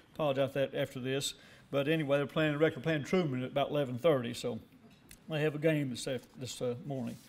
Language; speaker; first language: English; native; English